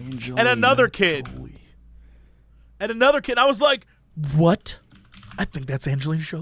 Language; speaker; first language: English; native; English